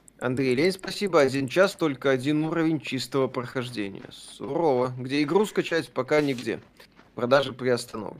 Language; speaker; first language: Russian; native; Russian